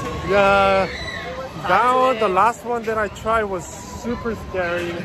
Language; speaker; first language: English; non-native, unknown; Korean